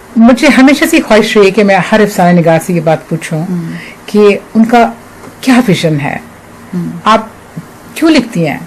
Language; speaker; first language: Urdu; native; Urdu